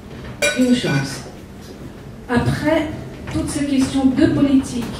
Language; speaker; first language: French; non-native, fluent; Portuguese